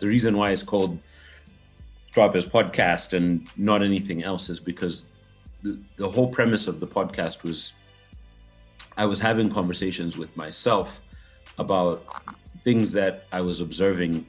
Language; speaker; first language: English; non-native, local second language; Nyanja